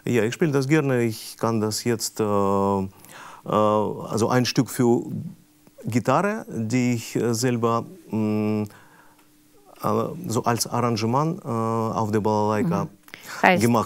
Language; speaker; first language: German; non-native, fluent; Russian